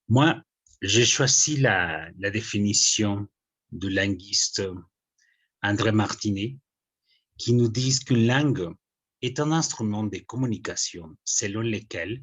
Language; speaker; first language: French; non-native, fluent; Spanish